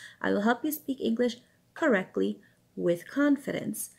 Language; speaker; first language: English; early bilingual, other home language; Spanish